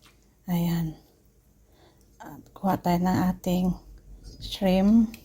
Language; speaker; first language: Filipino; native; Filipino